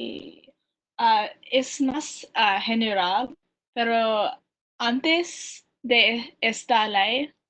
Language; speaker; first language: Spanish; non-native, learner; English